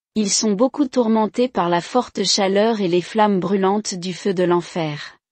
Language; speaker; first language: French; non-native, local second language; Rundi